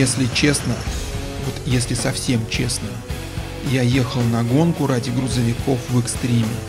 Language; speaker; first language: Russian; native; Russian